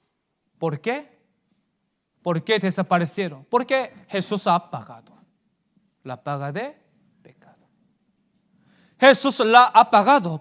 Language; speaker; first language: Spanish; non-native, fluent; Korean